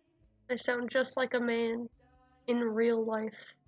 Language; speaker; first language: English; native; English